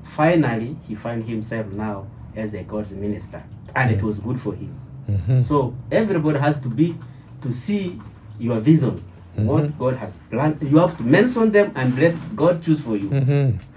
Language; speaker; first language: English; non-native, learner; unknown